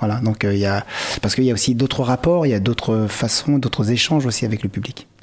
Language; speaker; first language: French; early bilingual, other home language; Malagasy